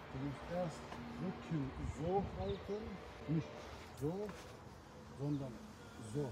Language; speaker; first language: German; non-native, learner; Chechen